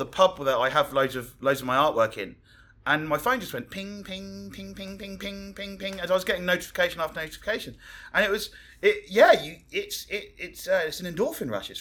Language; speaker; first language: English; native; English